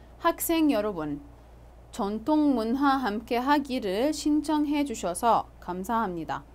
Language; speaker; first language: Korean; non-native, fluent; Arabic